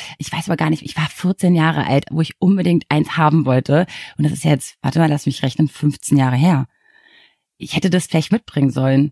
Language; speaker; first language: German; native; German